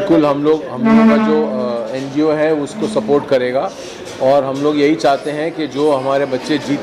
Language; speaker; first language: Hindi; native; Hindi